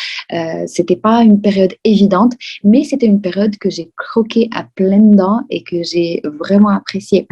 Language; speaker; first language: French; non-native, local second language; Arabic